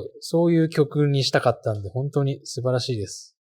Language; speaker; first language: Japanese; native; Japanese